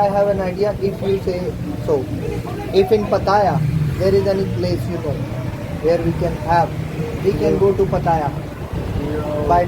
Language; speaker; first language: English; non-native, fluent; Hindi